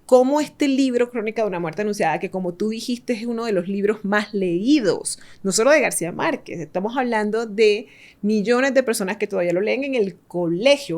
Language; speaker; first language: Spanish; native; Spanish